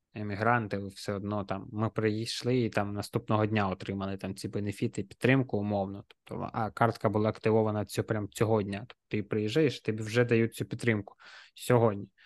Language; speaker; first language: Ukrainian; non-native, local second language; Russian